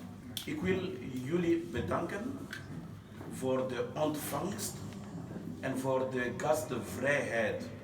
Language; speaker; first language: Dutch; non-native, fluent; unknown